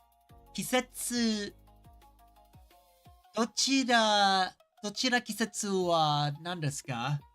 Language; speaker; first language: Japanese; non-native, learner; English